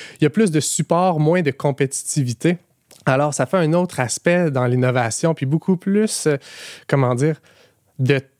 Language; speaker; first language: French; native; French